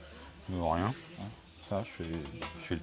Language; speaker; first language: French; native; French